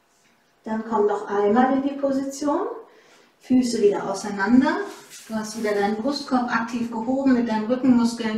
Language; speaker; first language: German; native; German